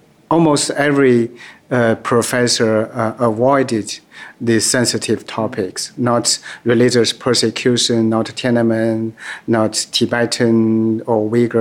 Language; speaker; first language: English; non-native, fluent; Chinese